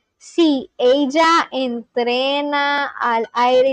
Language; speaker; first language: Spanish; non-native, learner; Bangla